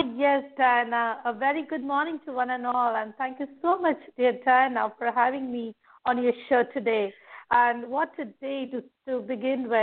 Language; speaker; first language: English; non-native, local second language; Marathi